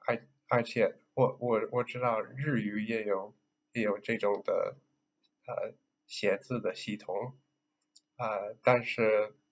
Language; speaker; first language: Chinese; non-native, learner; English